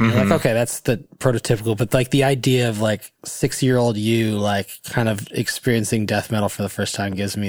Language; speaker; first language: English; native; English